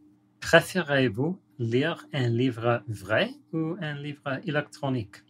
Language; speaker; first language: French; non-native, learner; English